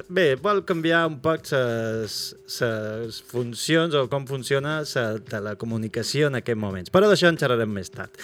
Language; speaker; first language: Catalan; native; Catalan